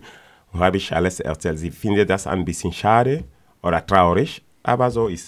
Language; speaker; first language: German; non-native, learner; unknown